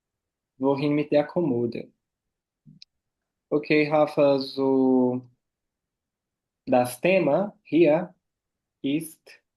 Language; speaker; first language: German; non-native, fluent; Portuguese